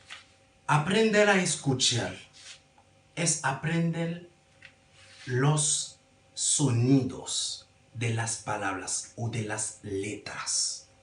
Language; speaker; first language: Spanish; non-native, learner; Haitian Creole